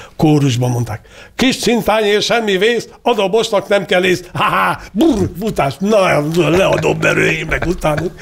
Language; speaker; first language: Hungarian; native; Hungarian